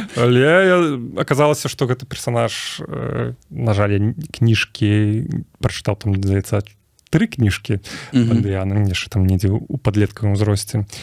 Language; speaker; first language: Belarusian; native; Belarusian